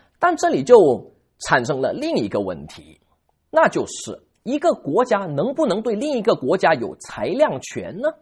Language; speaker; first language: Chinese; native; Chinese